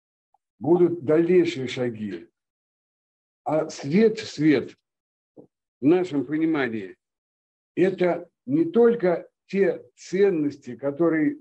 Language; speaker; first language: Russian; native; Russian